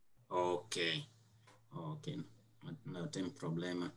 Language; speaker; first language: Portuguese; non-native, fluent; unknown